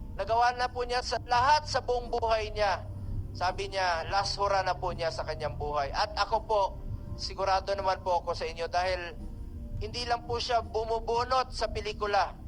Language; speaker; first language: Filipino; non-native, local second language; Cebuano